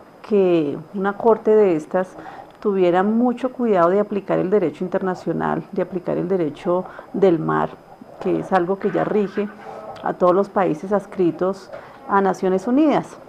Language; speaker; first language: Spanish; native; Spanish